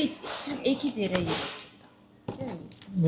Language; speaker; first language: Hindi; non-native, learner; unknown